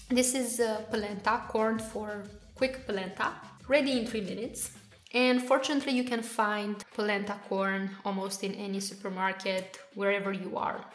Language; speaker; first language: English; non-native, fluent; Romanian